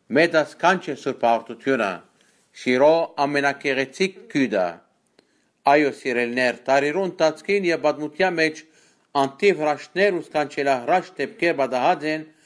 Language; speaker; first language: Armenian; native; Armenian